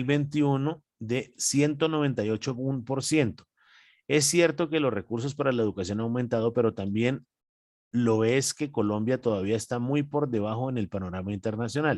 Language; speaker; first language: Spanish; native; Spanish